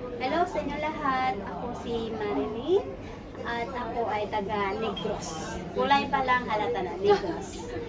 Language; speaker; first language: Filipino; non-native, local second language; Cebuano